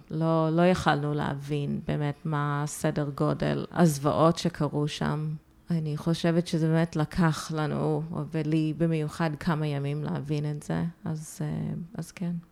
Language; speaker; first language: Hebrew; early bilingual, heritage; Hebrew